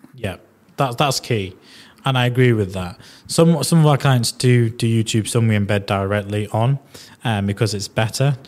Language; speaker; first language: English; native; English